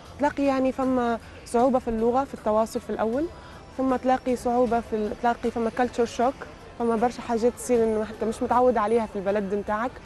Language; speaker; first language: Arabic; native; Arabic